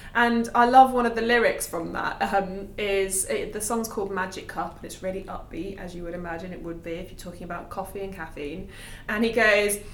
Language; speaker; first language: English; native; English